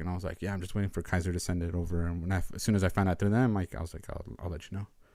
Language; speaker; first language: English; early bilingual, other home language; Spanish